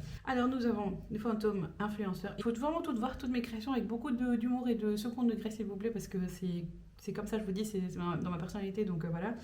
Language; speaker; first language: French; native; French